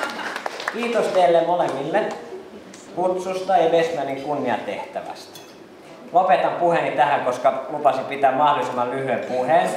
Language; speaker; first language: Finnish; native; Finnish